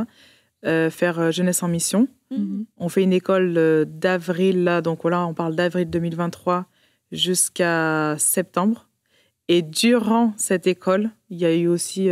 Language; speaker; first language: French; early bilingual, other home language; Portuguese